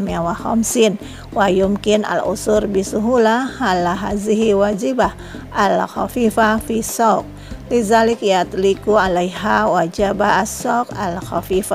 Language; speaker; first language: Arabic; non-native, learner; Indonesian